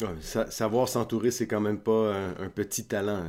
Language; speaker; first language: French; native; French